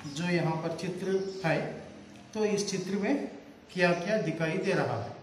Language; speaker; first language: Hindi; non-native, local second language; Telugu